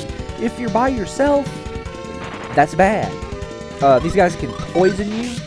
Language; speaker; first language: English; native; English